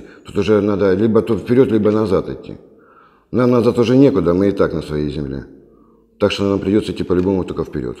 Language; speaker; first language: Russian; native; Russian